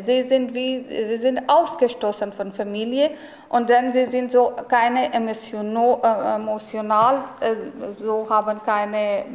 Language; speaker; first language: German; non-native, learner; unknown